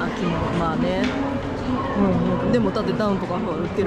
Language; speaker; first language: Japanese; native; Japanese